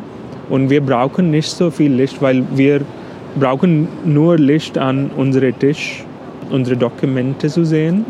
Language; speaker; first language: German; non-native, fluent; English